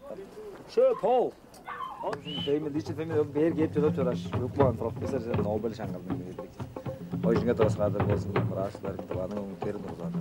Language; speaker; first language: Russian; non-native, local second language; Tuvinian